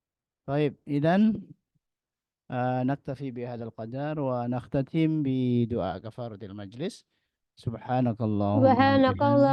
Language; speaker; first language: Arabic; non-native, fluent; Indonesian